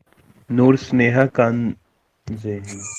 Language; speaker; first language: German; non-native, learner; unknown